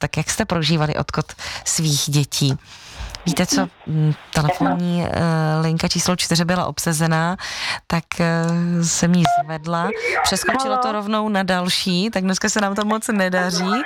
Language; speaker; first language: Czech; native; Czech